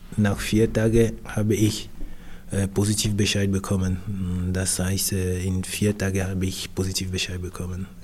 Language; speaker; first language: German; non-native, learner; French